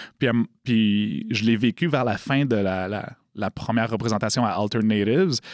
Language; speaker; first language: French; native; French